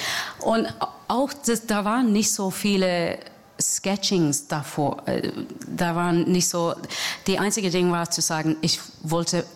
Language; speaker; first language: German; non-native, fluent; English